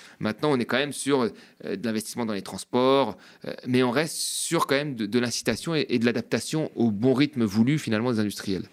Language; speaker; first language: French; native; French